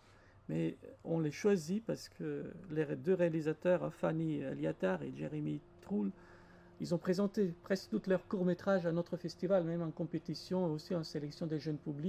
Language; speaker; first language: French; non-native, fluent; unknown